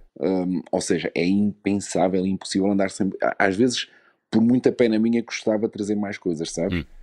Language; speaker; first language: Portuguese; native; Portuguese